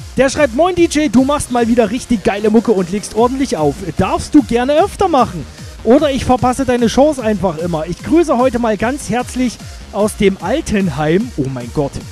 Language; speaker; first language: German; native; German